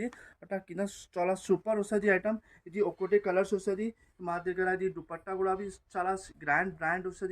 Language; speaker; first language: Telugu; non-native, local second language; Hindi